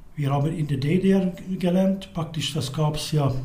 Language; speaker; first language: German; non-native, learner; Hungarian